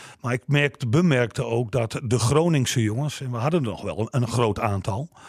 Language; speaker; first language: Dutch; native; Dutch